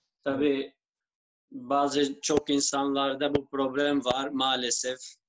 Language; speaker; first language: Turkish; non-native, fluent; Albanian